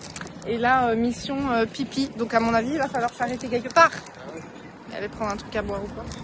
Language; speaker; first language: French; native; French